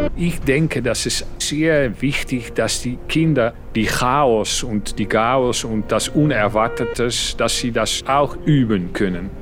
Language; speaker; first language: German; non-native, fluent; Dutch